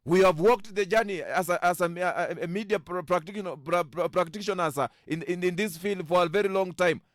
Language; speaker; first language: English; non-native, local second language; Swahili